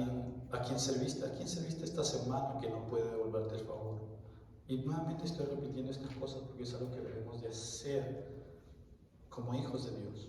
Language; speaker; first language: Spanish; native; Spanish